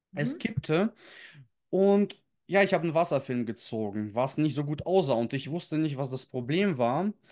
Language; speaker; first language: German; early bilingual, other home language; Russian